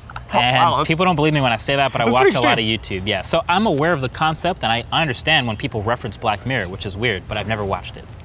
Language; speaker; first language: English; native; English